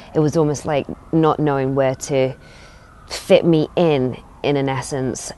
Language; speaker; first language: English; native; English